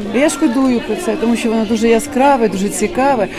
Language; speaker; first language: Ukrainian; native; Ukrainian